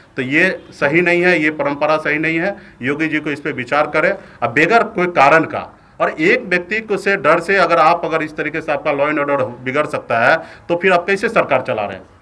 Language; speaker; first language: Hindi; native; Hindi